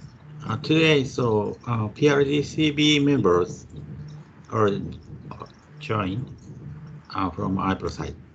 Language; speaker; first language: English; non-native, fluent; Japanese